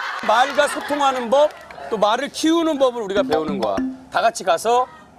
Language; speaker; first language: Korean; native; Korean